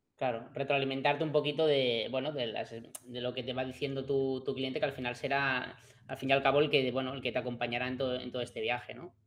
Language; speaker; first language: Spanish; native; Spanish